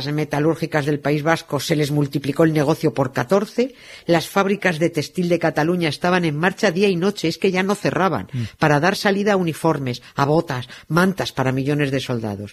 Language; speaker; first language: Spanish; native; Spanish